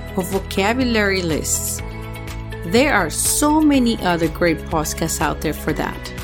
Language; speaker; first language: English; early bilingual, other home language; Spanish